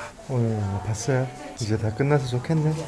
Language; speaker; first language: Korean; native; Korean